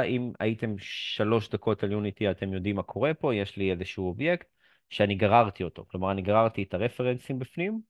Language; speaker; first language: Hebrew; native; Hebrew